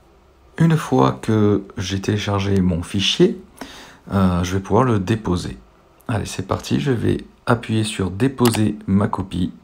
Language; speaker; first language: French; native; French